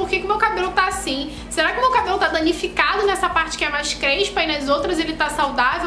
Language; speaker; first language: Portuguese; native; Portuguese